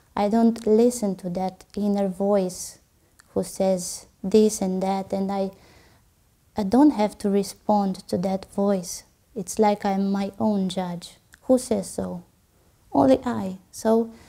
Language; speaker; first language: English; non-native, fluent; Romanian